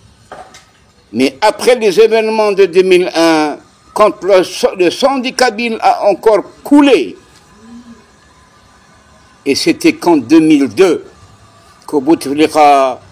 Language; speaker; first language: French; non-native, local second language; Kabyle